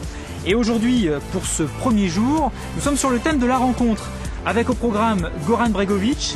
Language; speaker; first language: French; native; French